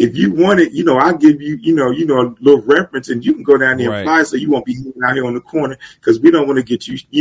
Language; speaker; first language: English; native; English